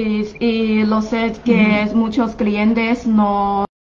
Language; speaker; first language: Spanish; non-native, fluent; Chinese